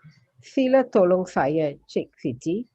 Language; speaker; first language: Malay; non-native, learner; Tamil